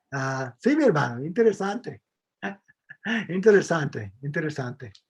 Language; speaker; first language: Spanish; non-native, fluent; English